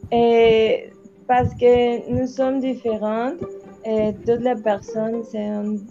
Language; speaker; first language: French; non-native, learner; Spanish